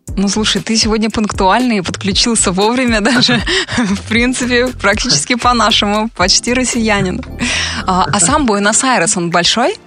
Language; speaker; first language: Russian; native; Russian